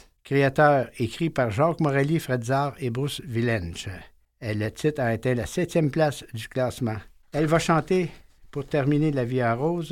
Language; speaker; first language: French; native; French